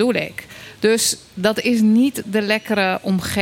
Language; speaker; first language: Dutch; native; Dutch